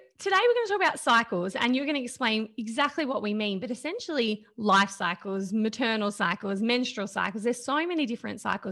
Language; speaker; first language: English; native; English